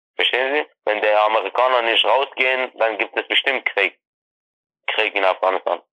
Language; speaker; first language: German; non-native, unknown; Persian